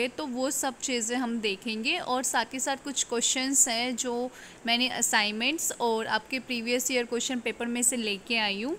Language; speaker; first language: Hindi; native; Hindi